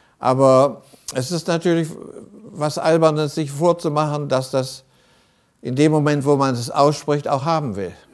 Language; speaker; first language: German; native; German